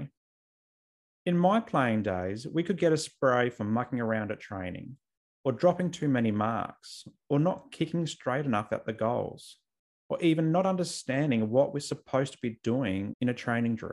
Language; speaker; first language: English; native; English